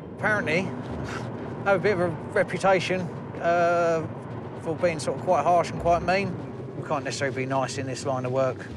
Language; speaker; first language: English; native; English